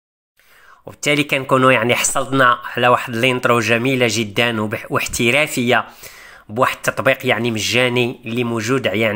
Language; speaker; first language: Arabic; native; Arabic